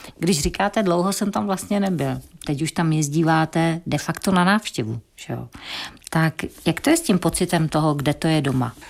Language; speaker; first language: Czech; native; Czech